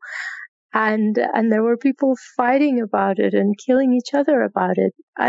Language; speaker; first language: English; non-native, fluent; Spanish